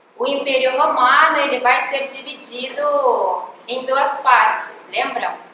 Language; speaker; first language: Portuguese; non-native, fluent; Russian